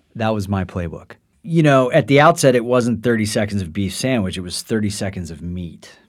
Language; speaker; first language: English; native; English